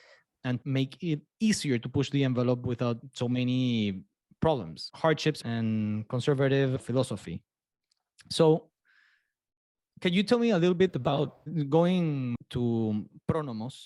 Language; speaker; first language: English; non-native, fluent; Spanish